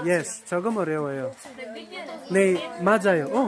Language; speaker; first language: Korean; non-native, learner; Cebuano